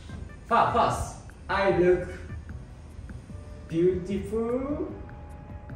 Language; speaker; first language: English; non-native, learner; Japanese